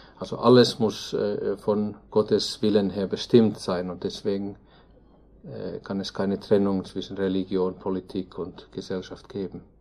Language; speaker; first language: German; non-native, fluent; Finnish